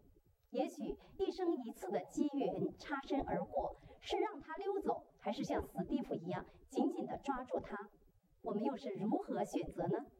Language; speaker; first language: Chinese; native; Chinese